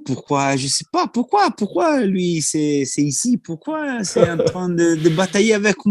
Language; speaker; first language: French; non-native, learner; Italian